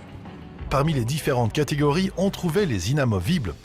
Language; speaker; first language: French; native; French